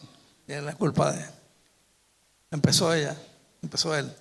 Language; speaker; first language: Spanish; native; Spanish